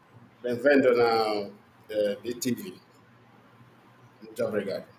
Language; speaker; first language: Portuguese; non-native, learner; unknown